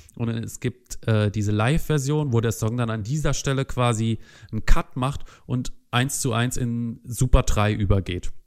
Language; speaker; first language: German; native; German